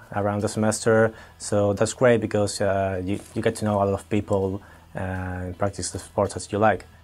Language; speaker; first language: English; non-native, fluent; Spanish